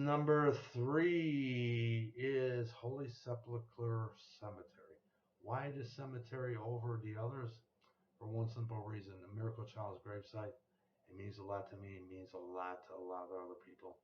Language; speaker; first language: English; native; English